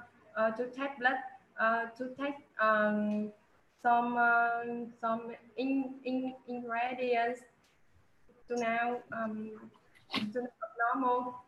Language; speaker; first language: English; non-native, learner; Vietnamese